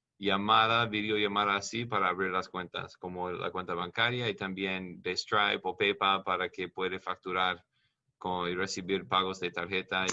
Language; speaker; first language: Spanish; non-native, learner; English